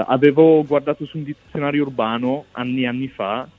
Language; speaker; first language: Italian; early bilingual, other home language; English